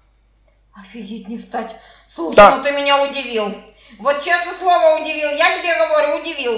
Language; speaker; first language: Russian; native; Russian